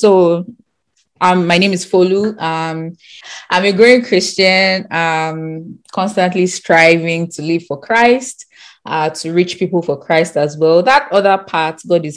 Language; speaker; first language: English; non-native, local second language; Yoruba